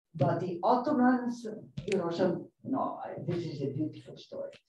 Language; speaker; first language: English; non-native, fluent; Italian